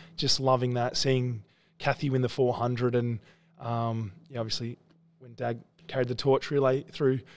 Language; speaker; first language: English; native; English